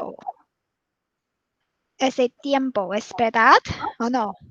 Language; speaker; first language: Spanish; non-native, learner; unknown